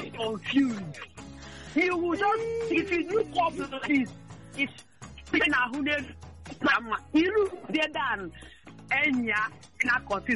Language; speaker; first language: English; non-native, local second language; Igbo